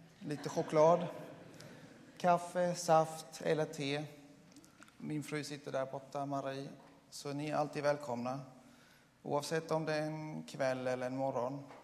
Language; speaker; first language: Swedish; non-native, fluent; Swiss German